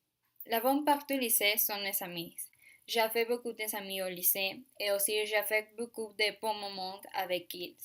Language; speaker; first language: French; non-native, learner; Spanish